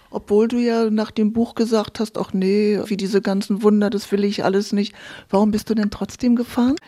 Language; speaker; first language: German; native; German